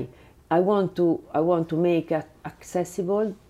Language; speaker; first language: English; non-native, learner; Italian